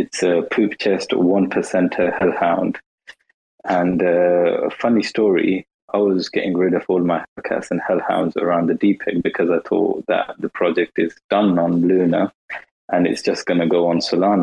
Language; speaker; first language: English; native; English